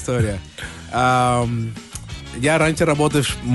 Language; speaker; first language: Russian; non-native, learner; Spanish